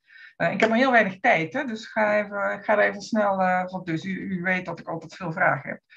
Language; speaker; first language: Dutch; native; Dutch